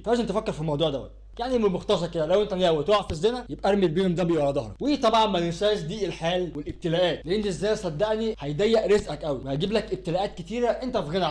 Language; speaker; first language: Arabic; native; Arabic